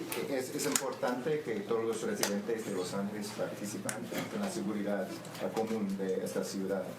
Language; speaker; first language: Spanish; non-native, learner; English